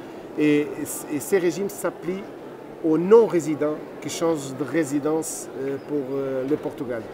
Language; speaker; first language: French; non-native, fluent; Portuguese